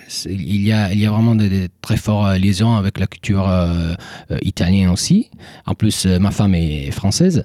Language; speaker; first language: French; non-native, fluent; Italian